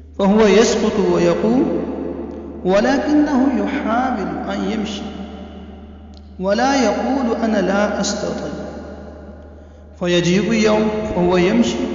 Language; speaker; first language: Arabic; non-native, fluent; Urdu